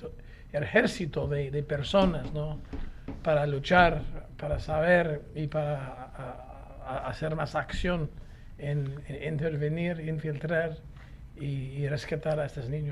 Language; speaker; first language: Spanish; non-native, fluent; English